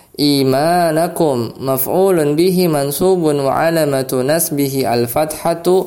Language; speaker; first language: Arabic; non-native, fluent; Indonesian